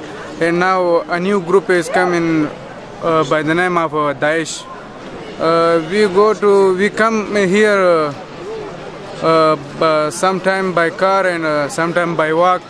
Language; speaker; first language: English; non-native, learner; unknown